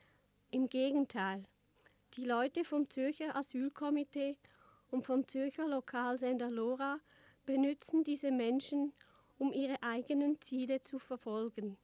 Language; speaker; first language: German; native; German